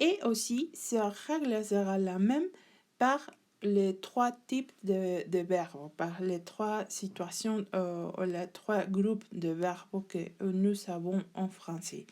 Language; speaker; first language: French; non-native, learner; Spanish